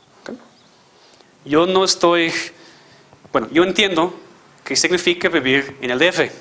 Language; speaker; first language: Spanish; non-native, fluent; English